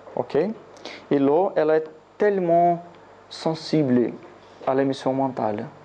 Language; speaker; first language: French; non-native, learner; Portuguese